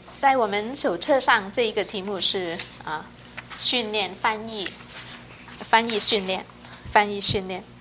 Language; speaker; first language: Chinese; non-native, local second language; Cantonese